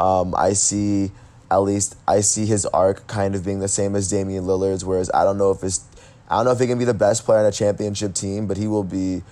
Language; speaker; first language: English; native; English